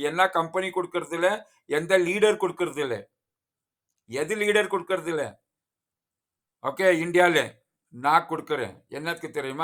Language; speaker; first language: Tamil; non-native, learner; Kannada